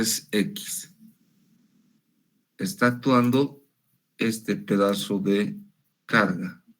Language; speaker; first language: Spanish; native; Spanish